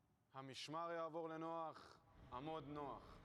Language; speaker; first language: Hebrew; native; Hebrew